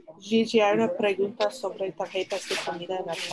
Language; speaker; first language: Spanish; non-native, learner; English